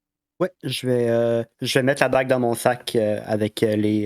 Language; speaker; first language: French; native; French